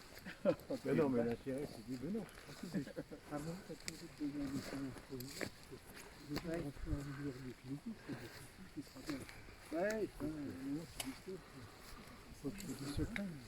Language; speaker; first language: French; native; French